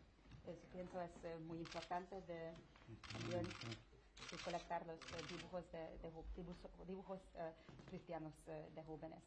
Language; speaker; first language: Spanish; non-native, fluent; Hungarian